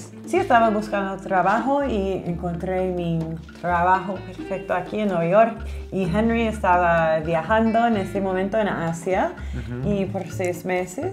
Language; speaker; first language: Spanish; non-native, learner; English